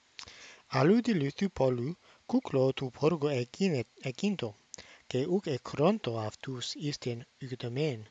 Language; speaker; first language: Greek; non-native, fluent; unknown